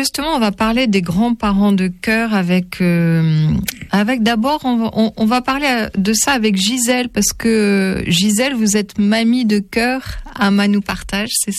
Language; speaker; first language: French; native; French